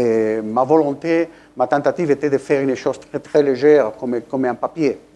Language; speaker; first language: French; non-native, fluent; Spanish